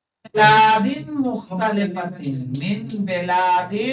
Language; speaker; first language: Arabic; non-native, fluent; Urdu